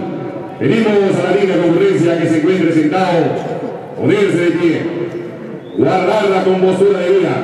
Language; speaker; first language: Spanish; native; Spanish